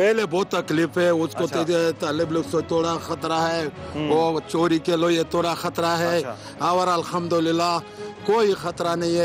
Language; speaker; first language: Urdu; non-native, learner; Pashto